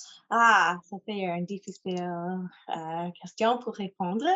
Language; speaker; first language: French; non-native, local second language; English